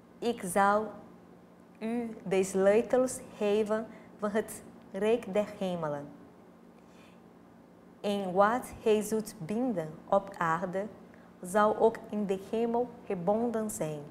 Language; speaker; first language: Dutch; non-native, fluent; Portuguese